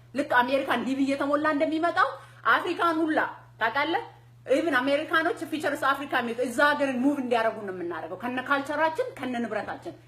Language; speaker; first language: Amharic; non-native, local second language; Oromo